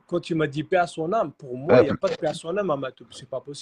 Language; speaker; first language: French; native; French